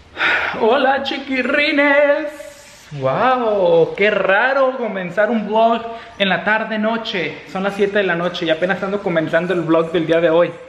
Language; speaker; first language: Spanish; native; Spanish